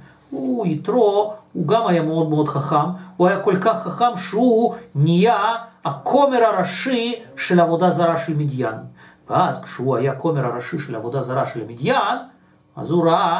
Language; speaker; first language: Hebrew; non-native, fluent; Russian